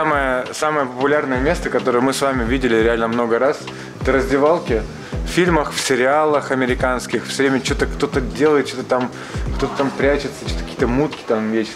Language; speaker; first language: Russian; native; Russian